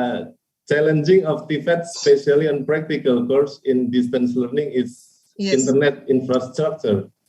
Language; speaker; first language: English; non-native, fluent; Indonesian